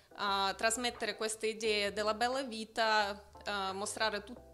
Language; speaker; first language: Italian; non-native, fluent; Russian